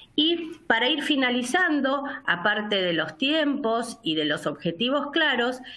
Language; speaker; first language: Spanish; native; Spanish